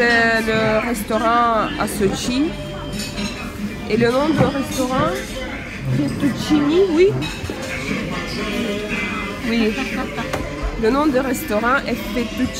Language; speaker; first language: French; non-native, fluent; Russian